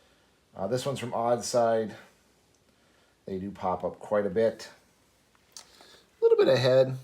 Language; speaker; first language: English; native; English